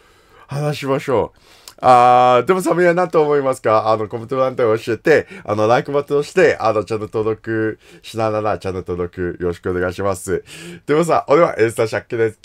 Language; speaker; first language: Japanese; non-native, learner; English